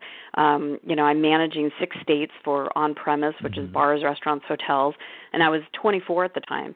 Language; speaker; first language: English; native; English